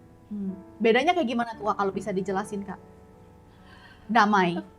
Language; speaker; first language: Indonesian; native; Indonesian